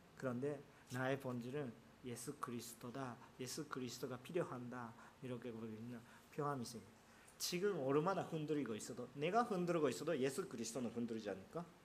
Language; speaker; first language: Korean; non-native, fluent; Japanese